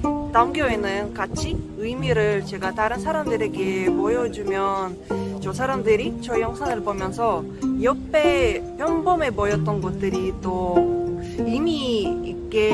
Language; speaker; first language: Korean; non-native, fluent; Russian